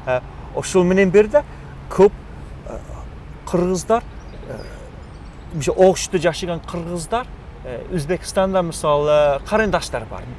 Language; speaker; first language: Kyrgyz; non-native, fluent; English